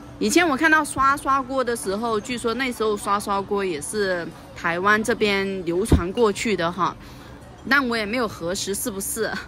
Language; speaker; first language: Chinese; native; Chinese